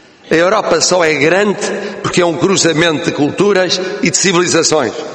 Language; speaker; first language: Portuguese; native; Portuguese